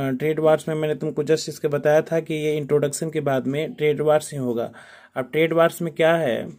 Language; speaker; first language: Hindi; native; Hindi